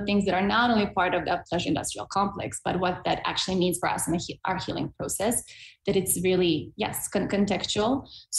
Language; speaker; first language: English; non-native, fluent; Serbian